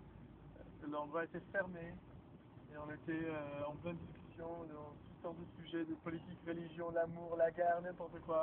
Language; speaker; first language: French; non-native, fluent; Hebrew